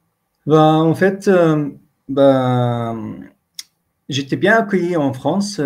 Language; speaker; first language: French; non-native, fluent; Arabic